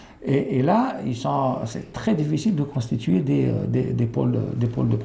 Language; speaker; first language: French; non-native, local second language; Arabic